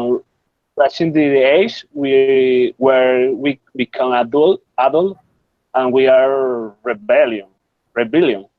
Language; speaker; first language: English; non-native, learner; Spanish